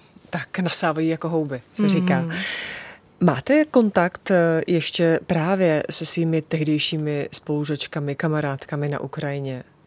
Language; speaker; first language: Czech; native; Czech